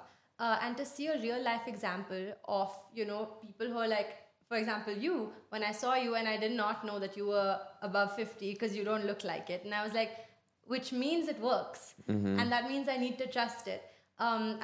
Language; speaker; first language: English; non-native, local second language; Hindi